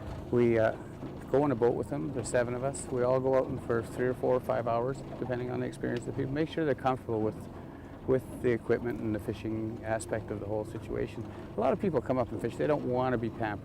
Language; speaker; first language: English; native; English